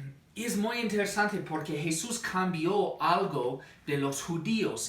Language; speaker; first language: Spanish; non-native, fluent; English